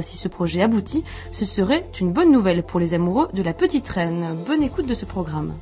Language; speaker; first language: French; native; French